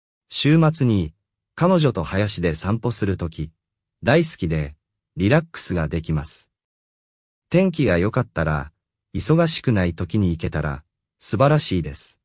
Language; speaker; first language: Japanese; non-native, fluent; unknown